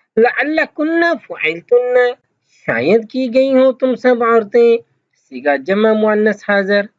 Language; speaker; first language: Urdu; native; Urdu